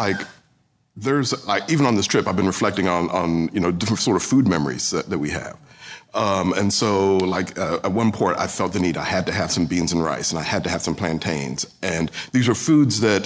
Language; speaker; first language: English; native; English